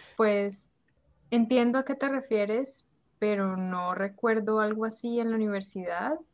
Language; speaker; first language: Spanish; native; Spanish